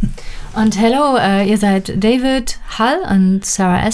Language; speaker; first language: German; native; German